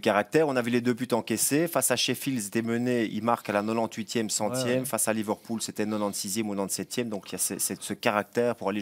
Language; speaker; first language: French; native; French